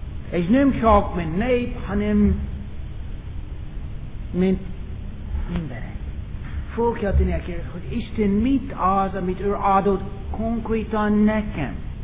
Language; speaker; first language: Hungarian; non-native, fluent; English